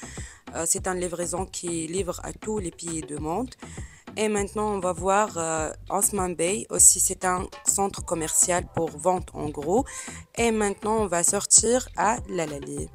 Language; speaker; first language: French; non-native, learner; Turkish